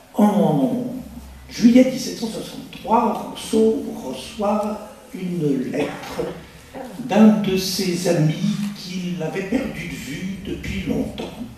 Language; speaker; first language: French; native; French